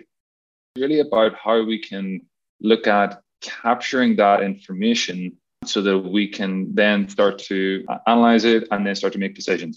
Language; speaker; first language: English; native; English